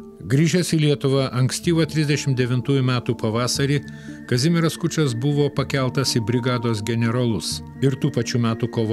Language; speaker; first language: Lithuanian; native; Lithuanian